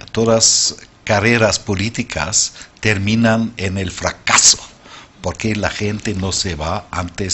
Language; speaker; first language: Spanish; non-native, fluent; German